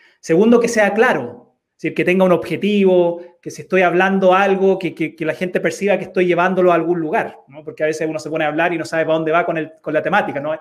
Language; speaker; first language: Spanish; early bilingual, heritage; Spanish